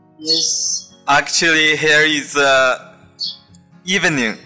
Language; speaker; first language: English; non-native, fluent; Chinese